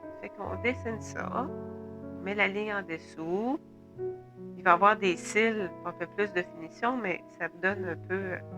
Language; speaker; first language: French; native; French